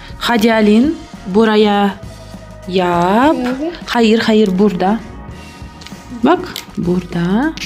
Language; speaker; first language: Turkish; non-native, learner; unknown